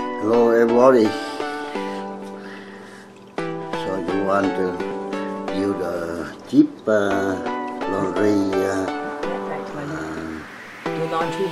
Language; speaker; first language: English; non-native, learner; Vietnamese